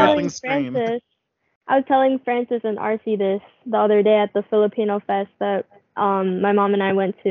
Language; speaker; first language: English; non-native, local second language; Filipino